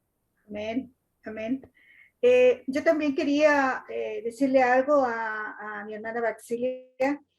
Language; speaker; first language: Spanish; native; Spanish